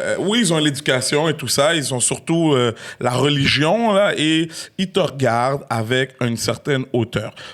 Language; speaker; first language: French; native; French